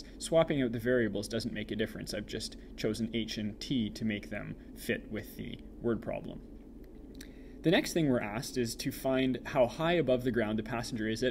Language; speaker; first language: English; native; English